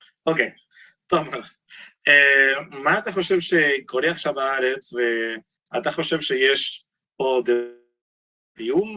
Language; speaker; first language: Hebrew; non-native, fluent; Spanish